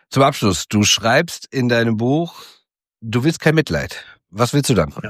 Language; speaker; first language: German; native; German